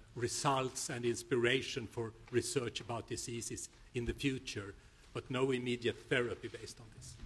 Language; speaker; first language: English; non-native, fluent; Swedish